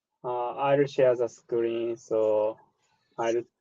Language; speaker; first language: English; non-native, learner; Japanese